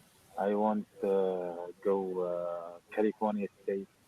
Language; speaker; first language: English; non-native, learner; Arabic